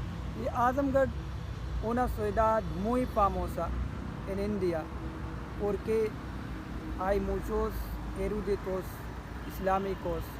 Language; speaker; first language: Spanish; non-native, learner; Urdu